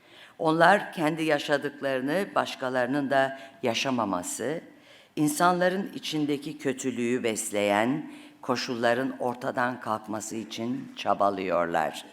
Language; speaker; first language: Turkish; native; Turkish